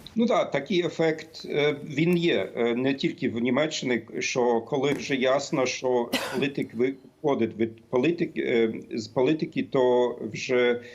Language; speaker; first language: Ukrainian; non-native, fluent; German